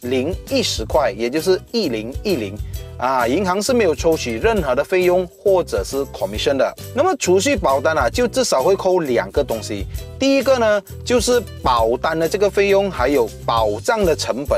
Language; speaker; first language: Chinese; native; Chinese